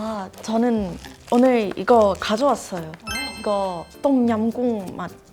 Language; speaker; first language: Korean; non-native, fluent; Thai